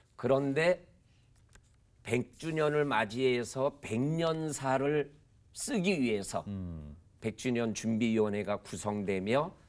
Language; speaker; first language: Korean; native; Korean